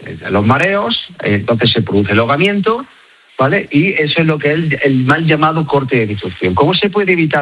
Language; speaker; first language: Spanish; native; Spanish